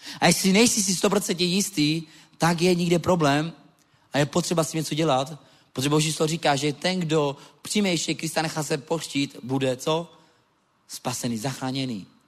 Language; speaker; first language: Czech; non-native, local second language; Romany